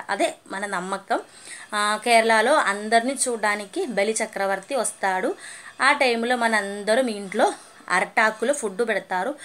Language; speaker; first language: Telugu; non-native, learner; Malayalam